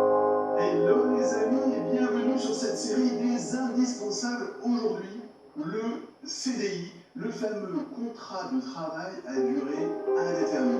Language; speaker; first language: French; native; French